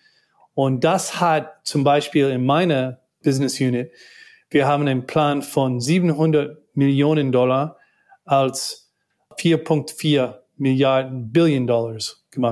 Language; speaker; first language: German; non-native, learner; English